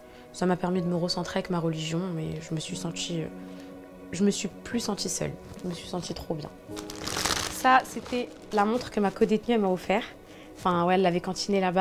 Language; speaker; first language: French; native; French